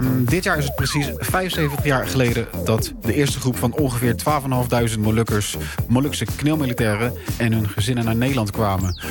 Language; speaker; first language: Dutch; native; Dutch